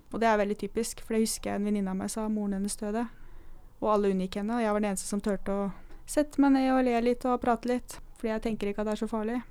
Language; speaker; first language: Norwegian; native; Norwegian